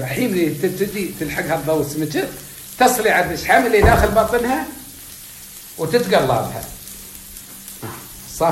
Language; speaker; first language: Arabic; native; Arabic